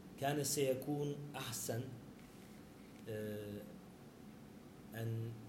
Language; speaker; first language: Arabic; non-native, learner; Turkish